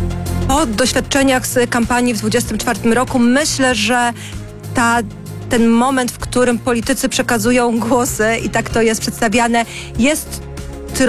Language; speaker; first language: Polish; native; Polish